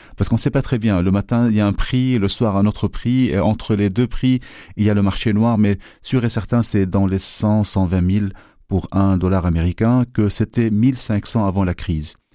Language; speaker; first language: French; non-native, local second language; Arabic